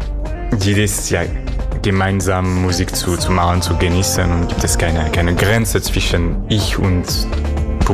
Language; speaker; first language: German; non-native, learner; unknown